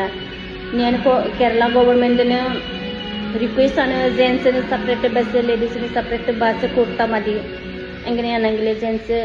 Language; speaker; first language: Malayalam; non-native, learner; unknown